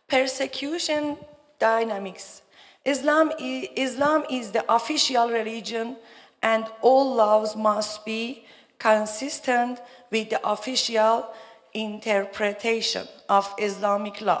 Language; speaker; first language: English; non-native, learner; Persian